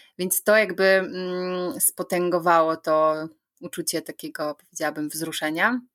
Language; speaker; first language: Polish; native; Polish